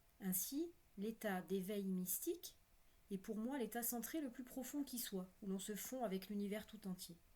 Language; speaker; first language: French; native; French